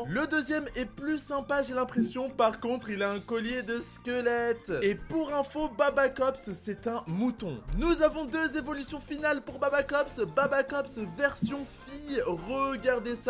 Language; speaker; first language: French; native; French